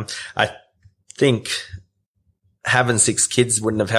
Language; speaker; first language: English; native; English